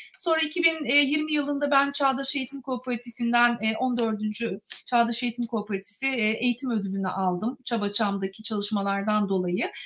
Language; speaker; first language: Turkish; native; Turkish